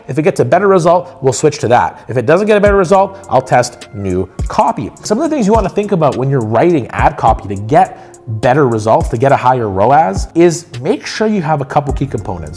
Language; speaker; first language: English; native; English